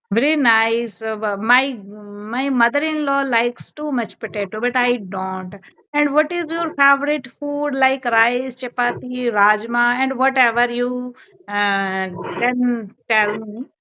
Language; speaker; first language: English; non-native, learner; Hindi